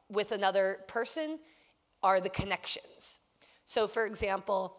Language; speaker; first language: English; native; English